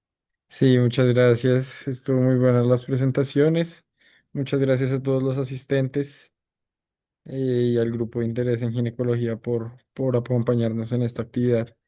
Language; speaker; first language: Spanish; native; Spanish